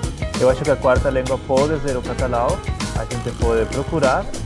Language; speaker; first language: Portuguese; non-native, fluent; Spanish